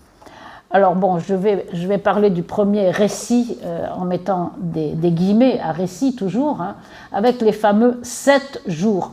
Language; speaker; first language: French; native; French